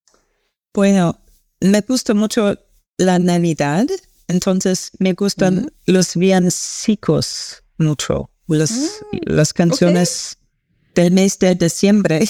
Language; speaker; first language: Spanish; non-native, learner; English